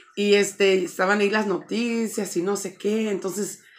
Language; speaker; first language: Spanish; early bilingual, heritage; Spanish